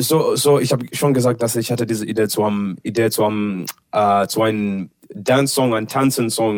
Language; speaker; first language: German; non-native, learner; English